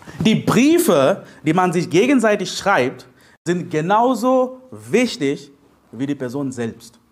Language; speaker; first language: German; non-native, fluent; Telugu